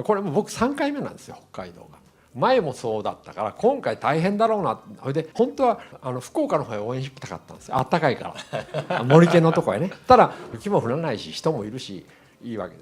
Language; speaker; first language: Japanese; native; Japanese